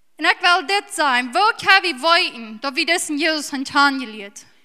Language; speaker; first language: German; early bilingual, heritage; English